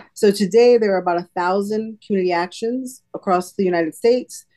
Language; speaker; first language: English; native; English